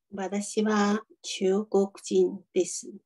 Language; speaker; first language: Japanese; non-native, learner; Chinese